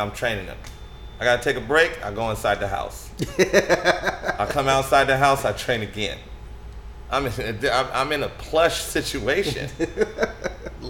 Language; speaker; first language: English; native; English